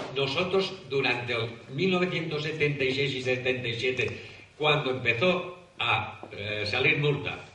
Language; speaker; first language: Spanish; non-native, local second language; Catalan